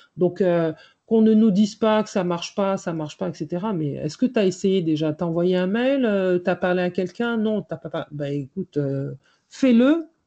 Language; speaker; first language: French; native; French